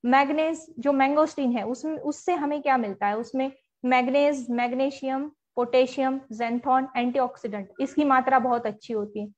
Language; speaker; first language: Hindi; non-native, local second language; Marathi